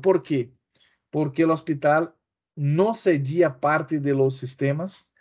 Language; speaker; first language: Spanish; non-native, fluent; Portuguese